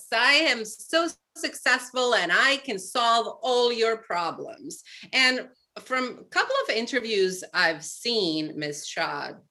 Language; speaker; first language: English; non-native, fluent; Albanian